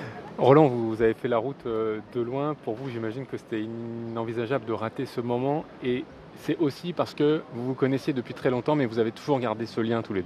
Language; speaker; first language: French; native; French